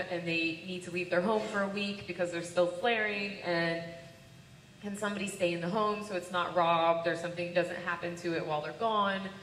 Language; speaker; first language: English; native; English